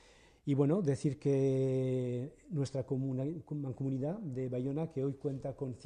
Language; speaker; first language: Spanish; non-native, fluent; French